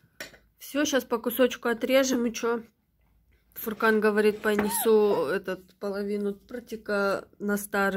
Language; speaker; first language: Russian; native; Russian